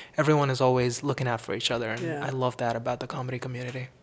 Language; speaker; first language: English; non-native, local second language; Tamil